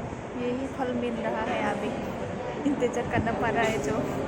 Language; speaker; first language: Hindi; non-native, local second language; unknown